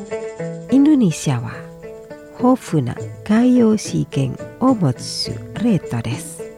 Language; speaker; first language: Japanese; non-native, fluent; Indonesian